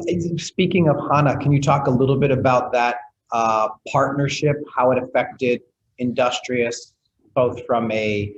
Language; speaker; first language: English; native; English